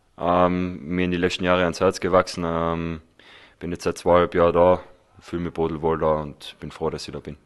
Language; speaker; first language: German; native; German